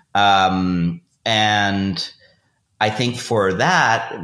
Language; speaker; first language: English; non-native, fluent; Spanish